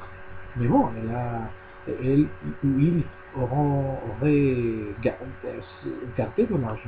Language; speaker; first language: French; non-native, learner; Spanish